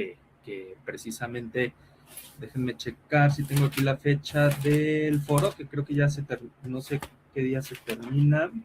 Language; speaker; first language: Spanish; native; Spanish